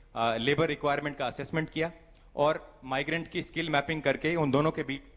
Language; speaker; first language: Hindi; native; Hindi